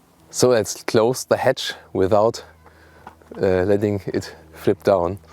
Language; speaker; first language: English; non-native, fluent; German